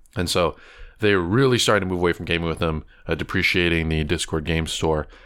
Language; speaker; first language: English; native; English